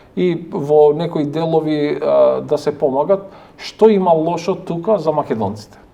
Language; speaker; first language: Macedonian; non-native, local second language; Albanian